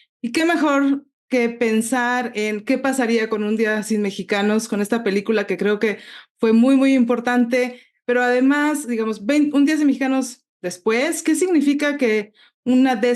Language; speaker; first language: Spanish; native; Spanish